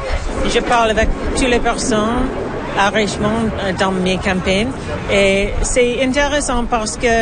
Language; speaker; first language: French; non-native, learner; English